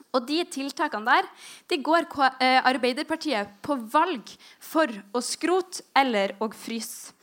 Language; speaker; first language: Norwegian; native; Norwegian